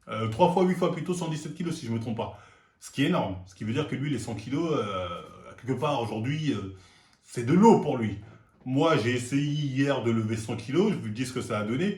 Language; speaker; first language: French; native; French